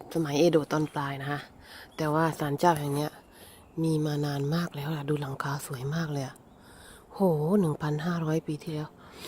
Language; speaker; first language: Thai; native; Thai